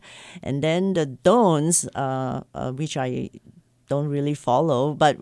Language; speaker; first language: English; non-native, local second language; Chinese